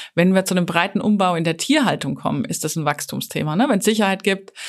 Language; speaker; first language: German; native; German